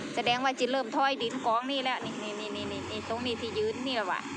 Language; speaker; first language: Thai; non-native, local second language; Khmer